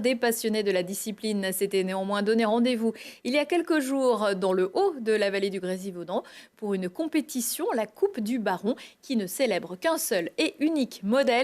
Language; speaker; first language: French; native; French